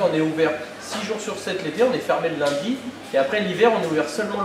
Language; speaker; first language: French; native; French